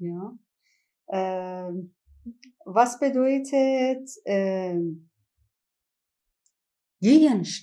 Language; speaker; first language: German; non-native, learner; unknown